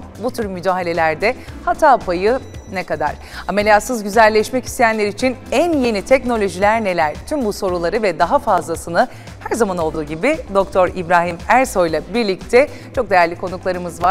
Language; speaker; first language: Turkish; native; Turkish